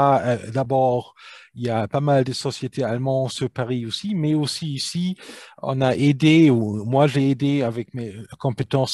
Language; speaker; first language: French; non-native, fluent; German